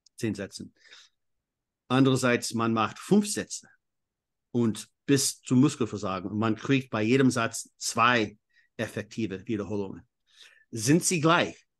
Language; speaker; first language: German; non-native, fluent; English